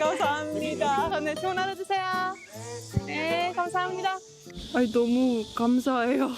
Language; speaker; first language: Korean; non-native, fluent; Estonian